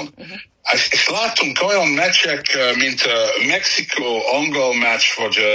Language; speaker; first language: Hungarian; non-native, fluent; English